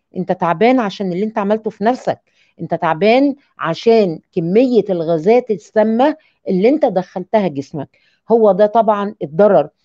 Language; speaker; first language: Arabic; native; Arabic